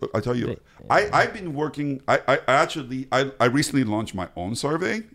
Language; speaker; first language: English; early bilingual, other home language; Chinese